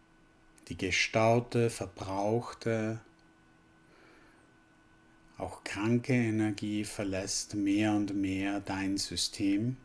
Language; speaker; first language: German; native; German